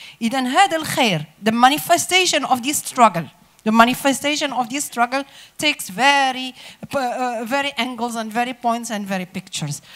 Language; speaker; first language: English; non-native, fluent; Arabic